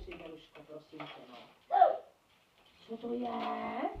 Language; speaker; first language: Czech; native; Czech